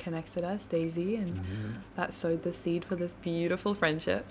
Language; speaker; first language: English; native; English